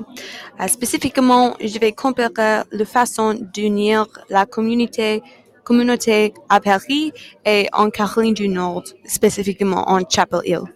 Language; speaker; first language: French; non-native, learner; English